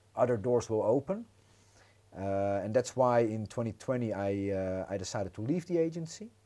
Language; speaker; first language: English; non-native, fluent; Dutch